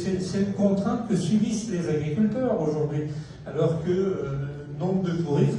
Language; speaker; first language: French; native; French